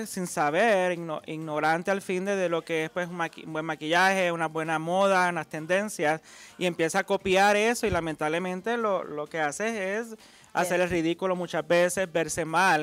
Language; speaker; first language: Spanish; native; Spanish